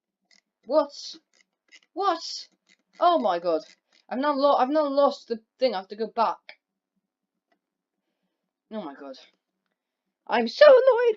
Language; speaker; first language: English; native; English